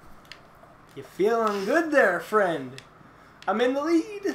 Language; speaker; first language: English; native; English